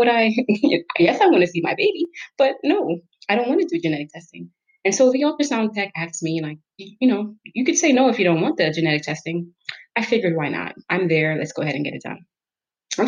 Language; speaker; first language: English; native; English